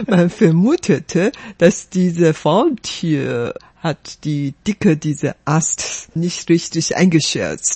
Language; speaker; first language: German; non-native, fluent; Chinese